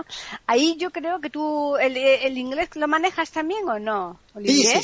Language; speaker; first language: Spanish; native; Spanish